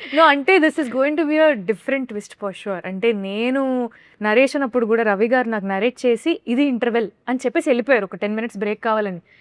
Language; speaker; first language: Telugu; native; Telugu